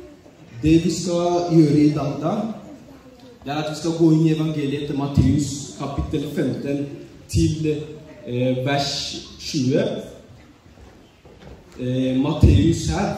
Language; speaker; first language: Norwegian; early bilingual, other home language; Oromo